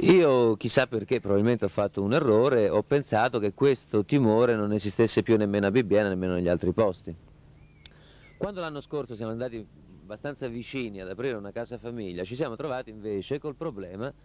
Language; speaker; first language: Italian; native; Italian